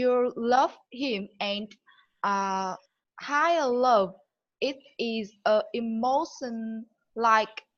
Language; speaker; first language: English; non-native, learner; Vietnamese